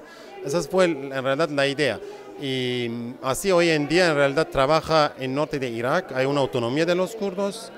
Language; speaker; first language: Spanish; non-native, fluent; Kurdish